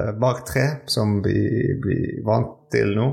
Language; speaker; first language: Norwegian; non-native, fluent; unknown